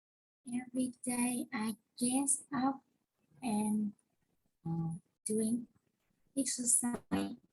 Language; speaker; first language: English; non-native, learner; Vietnamese